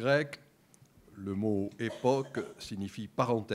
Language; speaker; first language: French; native; French